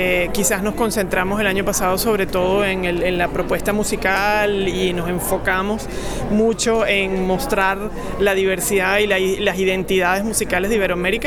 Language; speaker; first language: Spanish; native; Spanish